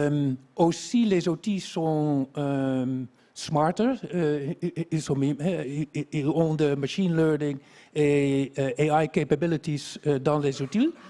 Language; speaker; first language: French; non-native, fluent; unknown